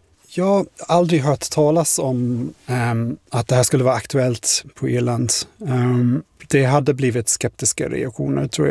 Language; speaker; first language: Swedish; non-native, fluent; English